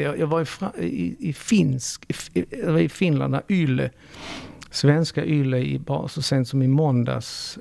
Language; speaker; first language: Swedish; early bilingual, other home language; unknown